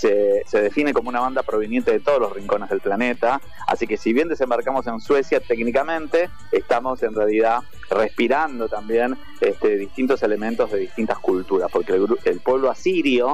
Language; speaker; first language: Spanish; native; Spanish